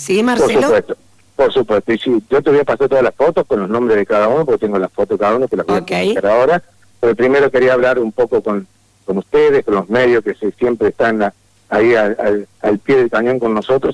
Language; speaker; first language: Spanish; native; Spanish